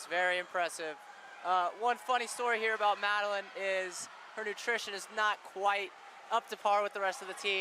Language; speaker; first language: English; native; English